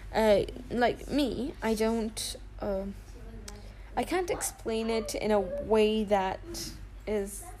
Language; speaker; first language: English; non-native, fluent; Arabic